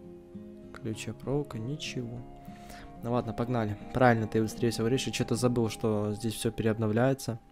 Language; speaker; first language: Russian; native; Russian